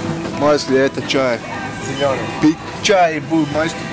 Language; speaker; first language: Russian; non-native, learner; Latvian